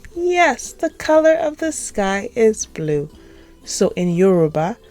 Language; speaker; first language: English; non-native, local second language; Yoruba